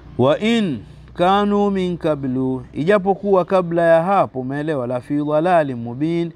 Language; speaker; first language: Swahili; native; Swahili